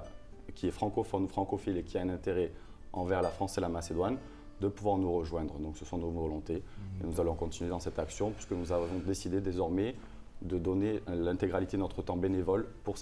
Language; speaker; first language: French; native; French